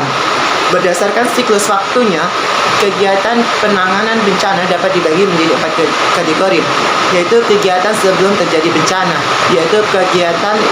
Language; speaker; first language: Indonesian; native; Indonesian